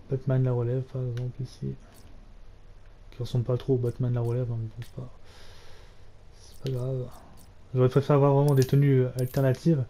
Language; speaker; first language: French; native; French